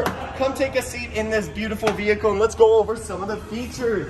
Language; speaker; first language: English; native; English